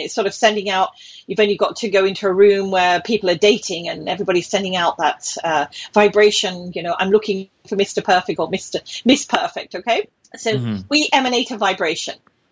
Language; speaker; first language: English; native; English